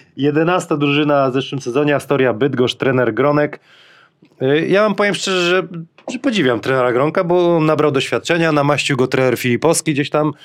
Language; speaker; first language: Polish; native; Polish